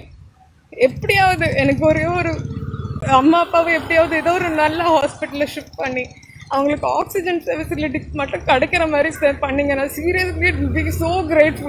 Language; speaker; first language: Tamil; non-native, local second language; Malayalam